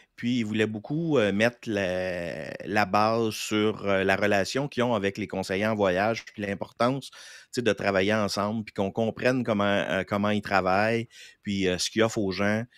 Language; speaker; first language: French; native; French